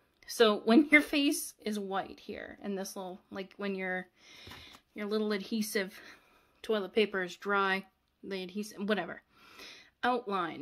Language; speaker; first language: English; native; English